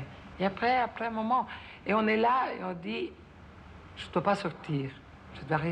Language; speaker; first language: French; non-native, fluent; Italian